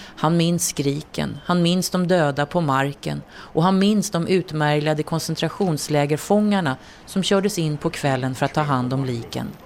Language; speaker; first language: Swedish; native; Swedish